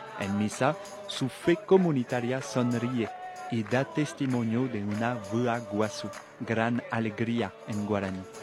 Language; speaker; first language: Spanish; non-native, fluent; French